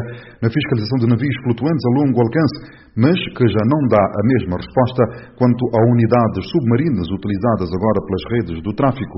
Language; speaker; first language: Portuguese; non-native, local second language; Kabuverdianu